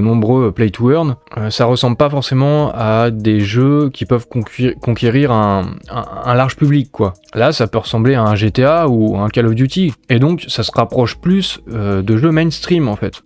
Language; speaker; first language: French; native; French